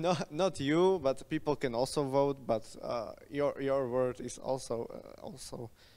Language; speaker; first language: English; non-native, fluent; Slovak